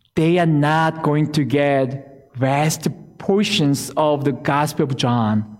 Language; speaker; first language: English; non-native, fluent; Korean